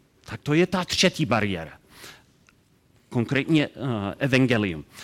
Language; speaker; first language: Czech; non-native, learner; English